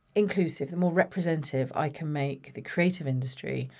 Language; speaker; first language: English; native; English